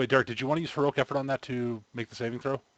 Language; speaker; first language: English; native; English